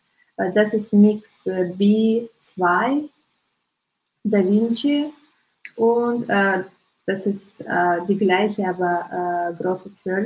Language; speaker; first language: German; non-native, learner; Russian